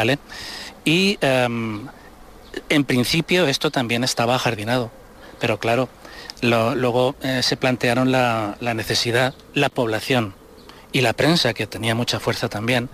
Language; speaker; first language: Spanish; native; Spanish